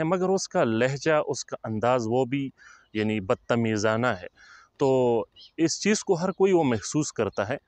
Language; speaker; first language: Urdu; native; Urdu